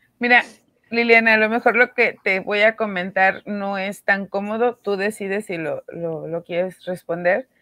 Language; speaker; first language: Spanish; native; Spanish